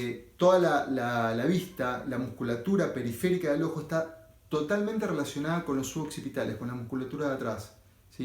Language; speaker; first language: Spanish; native; Spanish